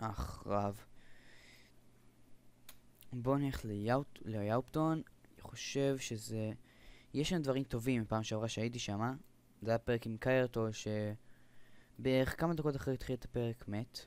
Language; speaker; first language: Hebrew; native; Hebrew